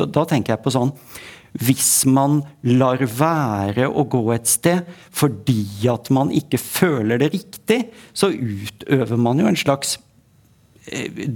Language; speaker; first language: Norwegian; native; Norwegian